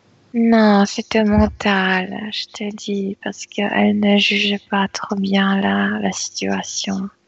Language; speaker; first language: French; non-native, fluent; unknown